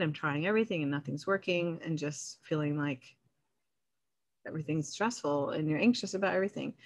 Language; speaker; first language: English; native; English